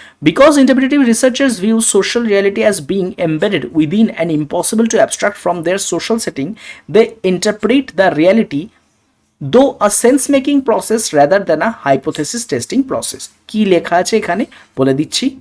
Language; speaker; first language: English; non-native, local second language; Bangla